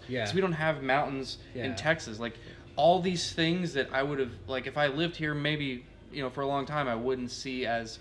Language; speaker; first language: English; native; English